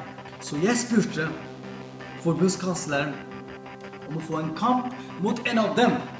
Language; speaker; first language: Norwegian; non-native, fluent; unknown